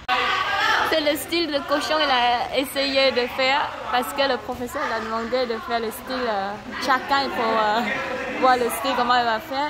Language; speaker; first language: French; non-native, learner; Khmer